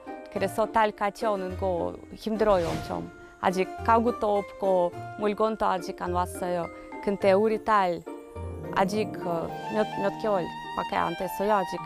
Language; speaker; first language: Korean; non-native, learner; Russian